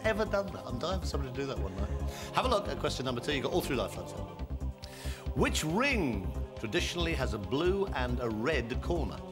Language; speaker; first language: English; native; English